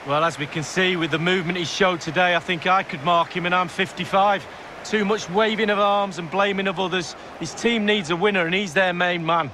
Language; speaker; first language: English; native; English